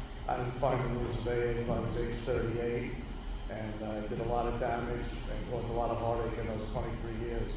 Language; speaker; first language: English; native; English